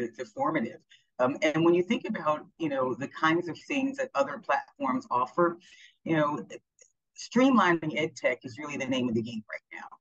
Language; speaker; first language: English; native; English